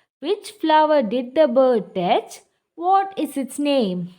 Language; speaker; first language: English; non-native, local second language; Malayalam